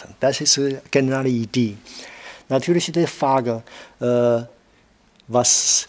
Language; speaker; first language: German; non-native, learner; Chinese